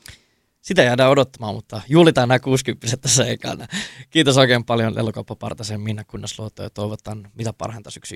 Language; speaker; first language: Finnish; native; Finnish